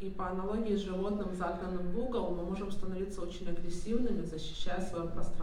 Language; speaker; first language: Russian; native; Russian